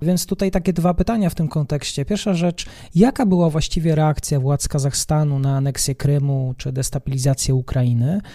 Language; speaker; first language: Polish; native; Polish